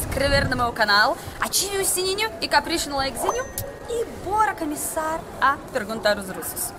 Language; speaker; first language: Portuguese; non-native, learner; Russian